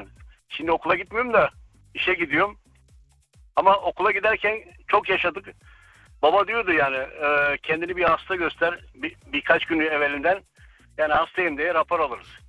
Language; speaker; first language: Turkish; early bilingual, heritage; Turkish